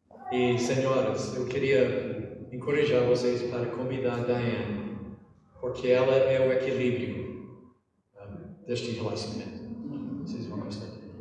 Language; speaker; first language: Portuguese; non-native, fluent; English